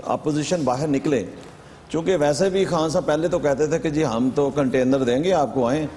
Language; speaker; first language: Urdu; native; Urdu